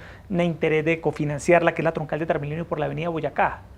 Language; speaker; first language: Spanish; native; Spanish